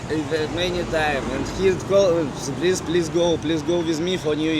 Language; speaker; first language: English; non-native, learner; Russian